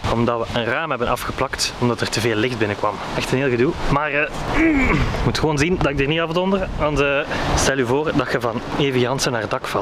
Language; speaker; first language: Dutch; native; Dutch